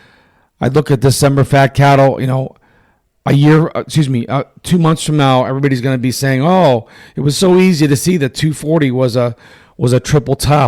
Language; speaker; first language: English; native; English